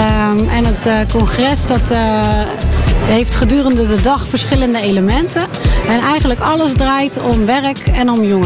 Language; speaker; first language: Dutch; native; Dutch